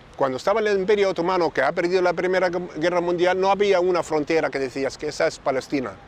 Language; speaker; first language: Spanish; non-native, fluent; Arabic